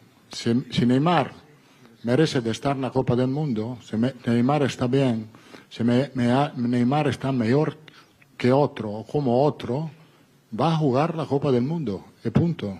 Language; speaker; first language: Spanish; non-native, fluent; Italian